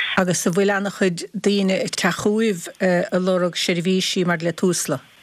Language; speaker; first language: Irish; native; Irish